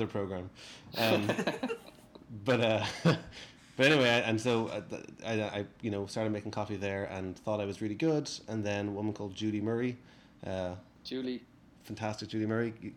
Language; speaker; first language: English; native; English